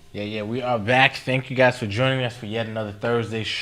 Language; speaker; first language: English; native; English